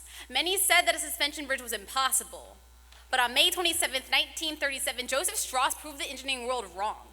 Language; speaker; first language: English; native; English